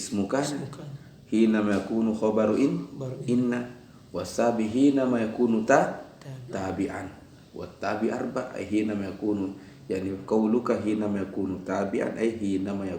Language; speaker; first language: Arabic; non-native, fluent; Indonesian